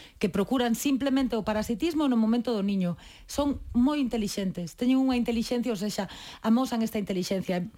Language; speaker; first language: Galician; native; Galician